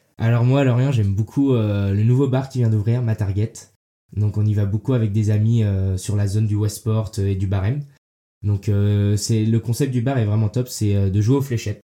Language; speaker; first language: French; early bilingual, heritage; French